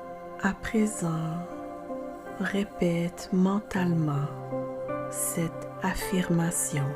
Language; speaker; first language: French; native; French